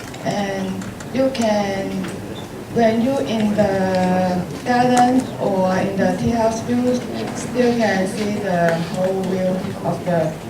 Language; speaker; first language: English; non-native, learner; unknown